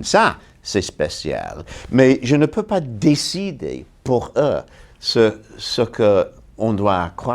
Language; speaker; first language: French; non-native, fluent; English